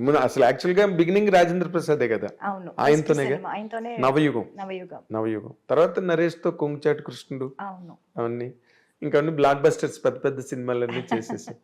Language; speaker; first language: Telugu; native; Telugu